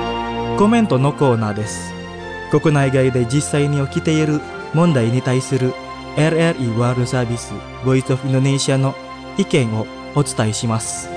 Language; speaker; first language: Japanese; non-native, fluent; Indonesian